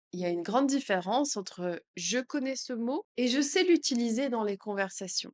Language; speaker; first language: French; native; French